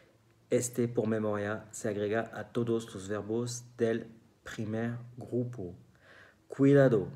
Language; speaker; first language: Spanish; non-native, fluent; French